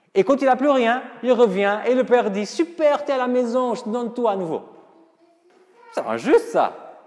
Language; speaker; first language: French; non-native, fluent; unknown